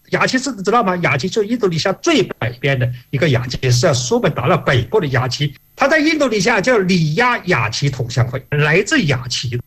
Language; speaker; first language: Chinese; non-native, local second language; Hakka Chinese